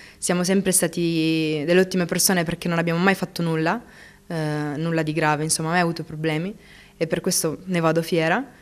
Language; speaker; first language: Italian; early bilingual, other home language; Romanian